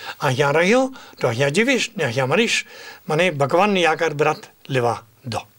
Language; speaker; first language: Gujarati; non-native, fluent; Spanish